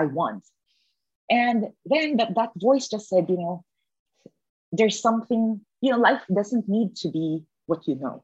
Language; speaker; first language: English; non-native, local second language; Filipino